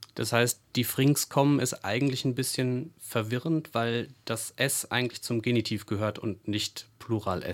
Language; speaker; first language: German; native; German